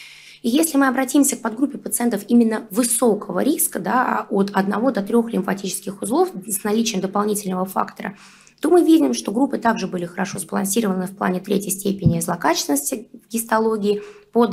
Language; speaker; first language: Russian; native; Russian